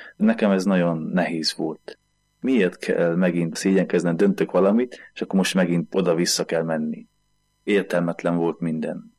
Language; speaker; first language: Hungarian; native; Hungarian